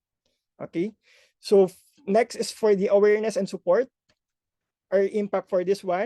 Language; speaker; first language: English; non-native, local second language; Filipino